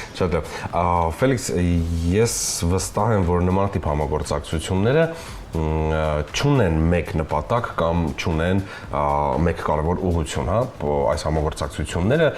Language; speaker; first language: Armenian; native; Armenian